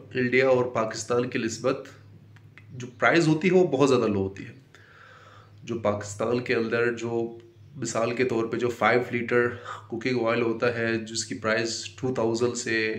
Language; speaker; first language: Urdu; non-native, fluent; Baluchi